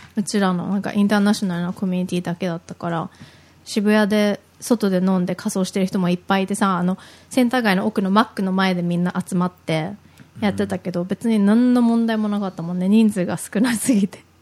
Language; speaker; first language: Japanese; early bilingual, heritage; Japanese